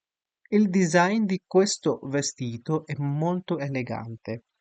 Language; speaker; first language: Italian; non-native, fluent; Urdu